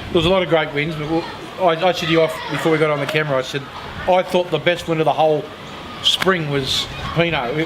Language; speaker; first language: English; native; English